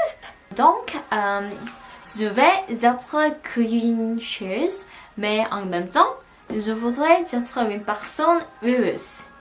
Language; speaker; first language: French; non-native, learner; Korean